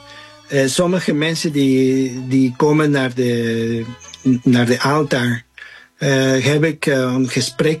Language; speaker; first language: Dutch; early bilingual, other home language; Spanish